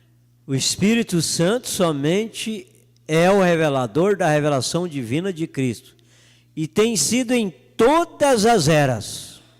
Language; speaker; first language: Portuguese; native; Portuguese